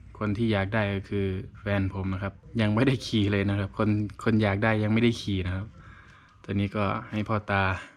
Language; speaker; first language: Thai; native; Thai